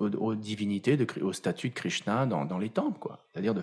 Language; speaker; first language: French; native; French